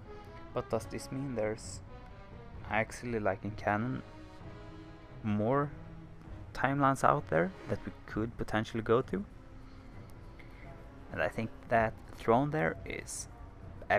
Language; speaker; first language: English; non-native, fluent; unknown